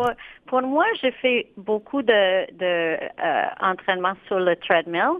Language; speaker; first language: French; non-native, local second language; English